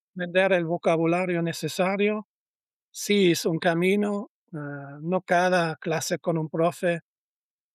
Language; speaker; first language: Spanish; non-native, learner; German